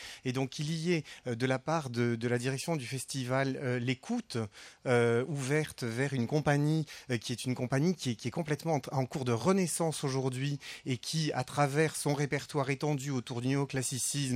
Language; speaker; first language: French; native; French